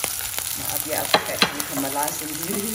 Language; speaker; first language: Indonesian; native; Indonesian